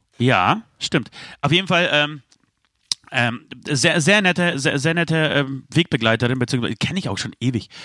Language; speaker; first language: German; early bilingual, other home language; Polish